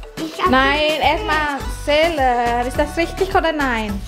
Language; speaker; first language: German; non-native, learner; Indonesian